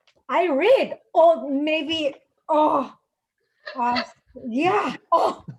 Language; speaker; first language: English; non-native, learner; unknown